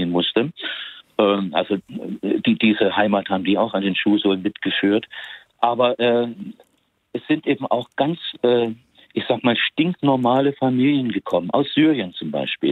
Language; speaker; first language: German; native; German